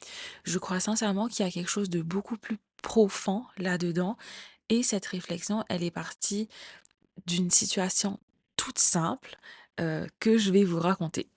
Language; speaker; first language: French; native; French